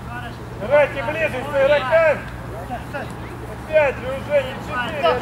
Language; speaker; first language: Russian; native; Russian